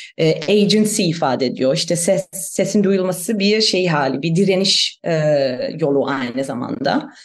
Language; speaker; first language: Turkish; non-native, fluent; German